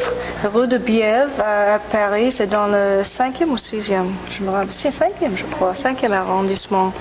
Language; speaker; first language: French; non-native, fluent; English